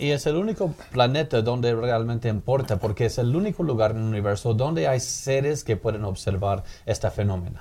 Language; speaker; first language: Spanish; non-native, fluent; English